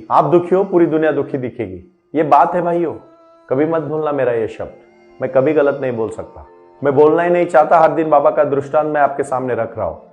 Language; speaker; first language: Hindi; non-native, local second language; Marathi